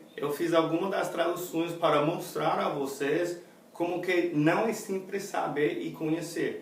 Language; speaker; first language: Portuguese; non-native, fluent; English